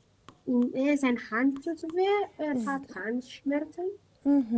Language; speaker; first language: German; non-native, learner; Romanian